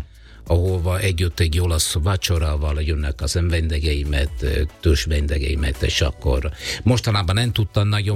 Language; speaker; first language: Hungarian; non-native, learner; Italian